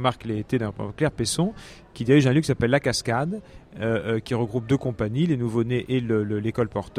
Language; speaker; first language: French; native; French